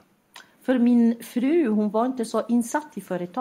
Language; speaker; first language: Swedish; non-native, fluent; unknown